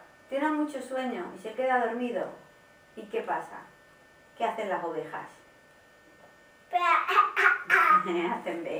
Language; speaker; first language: Spanish; native; Spanish